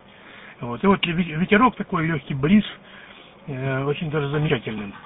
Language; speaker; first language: Russian; native; Russian